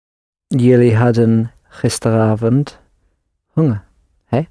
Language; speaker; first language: Dutch; non-native, learner; English